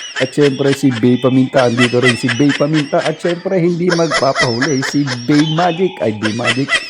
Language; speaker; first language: Filipino; native; Filipino